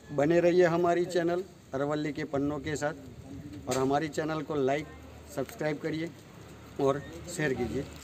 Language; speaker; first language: Hindi; non-native, local second language; Gujarati